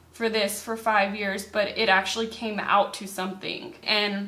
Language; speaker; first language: English; native; English